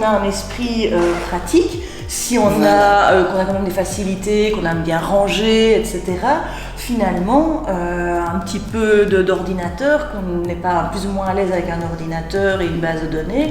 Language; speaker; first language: French; native; French